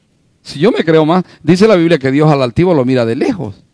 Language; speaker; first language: Spanish; native; Spanish